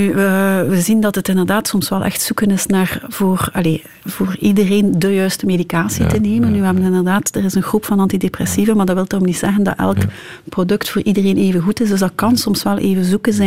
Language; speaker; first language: Dutch; native; Dutch